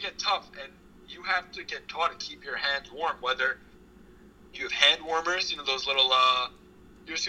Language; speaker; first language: English; native; English